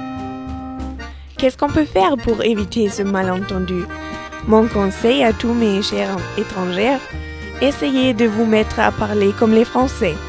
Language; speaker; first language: French; non-native, fluent; German